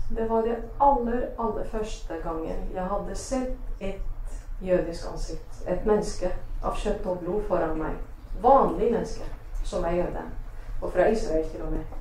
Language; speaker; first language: Norwegian; non-native, fluent; Arabic